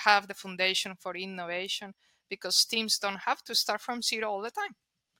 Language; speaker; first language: English; non-native, fluent; Spanish